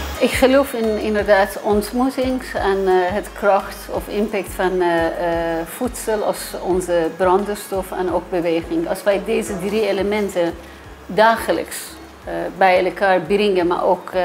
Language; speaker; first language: Dutch; non-native, fluent; Persian